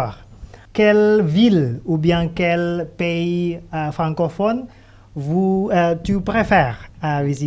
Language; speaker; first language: French; non-native, fluent; Indonesian